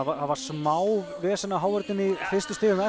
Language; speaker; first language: Icelandic; native; Icelandic